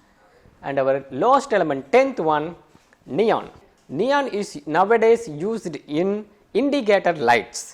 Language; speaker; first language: English; non-native, local second language; Tamil